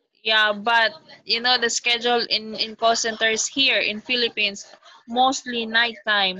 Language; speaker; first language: English; non-native, local second language; Filipino